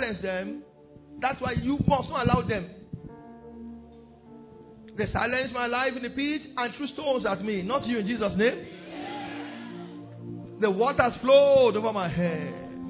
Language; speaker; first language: English; non-native, local second language; Yoruba